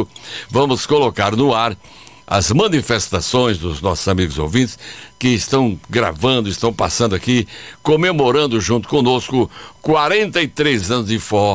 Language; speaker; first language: Portuguese; native; Portuguese